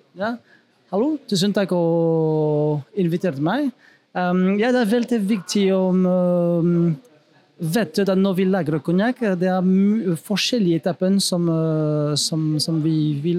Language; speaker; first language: Norwegian; non-native, learner; French